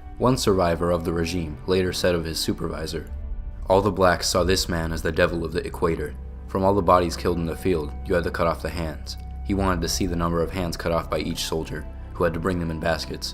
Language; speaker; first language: English; native; English